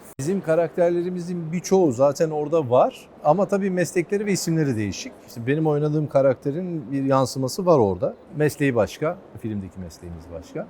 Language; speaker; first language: Turkish; native; Turkish